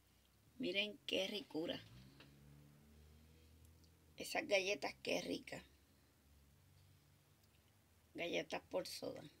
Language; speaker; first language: Spanish; native; Spanish